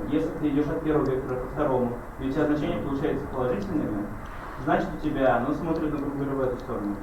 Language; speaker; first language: Russian; native; Russian